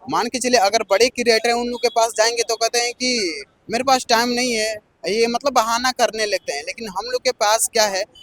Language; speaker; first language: Hindi; native; Hindi